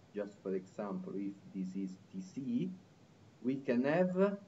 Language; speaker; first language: English; non-native, fluent; Italian